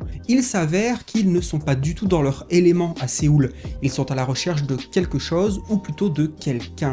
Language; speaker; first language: French; native; French